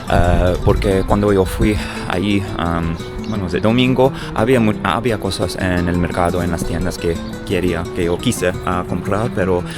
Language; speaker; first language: Spanish; non-native, learner; English